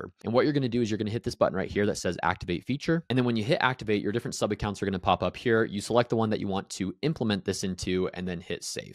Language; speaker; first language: English; native; English